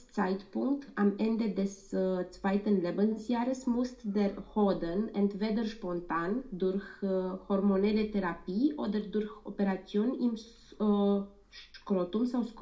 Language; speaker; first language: German; non-native, learner; Romanian